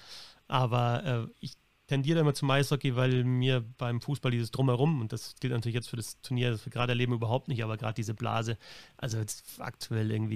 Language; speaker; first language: German; native; German